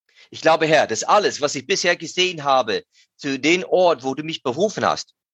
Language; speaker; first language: German; native; German